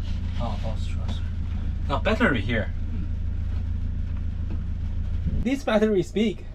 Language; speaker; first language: English; non-native, learner; Chinese